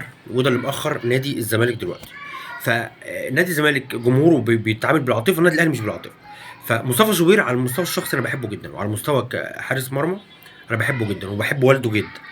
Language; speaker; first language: Arabic; native; Arabic